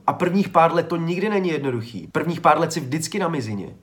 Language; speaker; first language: Czech; native; Czech